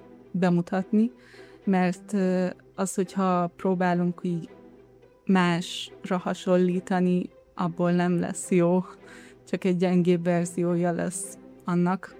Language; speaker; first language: Hungarian; early bilingual, heritage; Hungarian